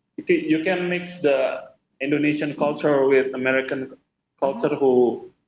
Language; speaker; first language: English; non-native, fluent; Indonesian